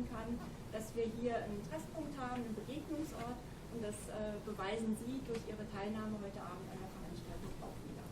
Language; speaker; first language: German; native; German